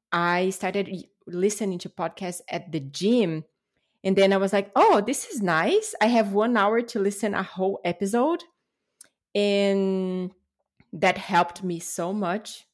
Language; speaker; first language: English; non-native, fluent; Portuguese